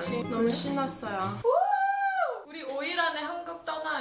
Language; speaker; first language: Korean; early bilingual, heritage; English